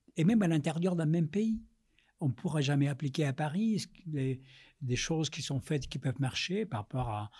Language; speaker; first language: French; non-native, fluent; Spanish